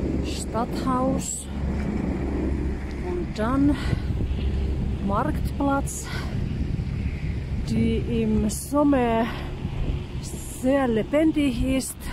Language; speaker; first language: German; non-native, fluent; Finnish